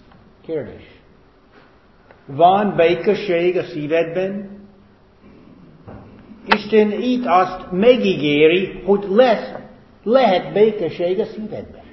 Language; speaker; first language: Hungarian; non-native, fluent; English